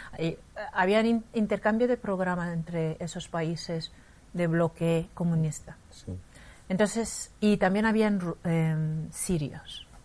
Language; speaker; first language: Spanish; non-native, fluent; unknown